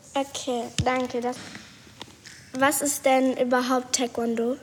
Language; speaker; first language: German; native; German